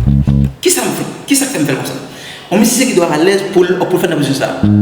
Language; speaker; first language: French; non-native, learner; Haitian Creole